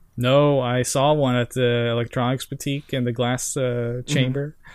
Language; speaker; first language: English; non-native, fluent; Norwegian